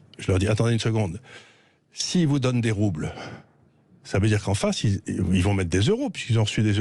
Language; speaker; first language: French; native; French